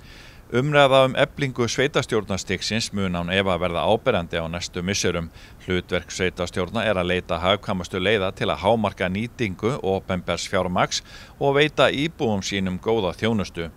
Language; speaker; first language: Icelandic; native; Icelandic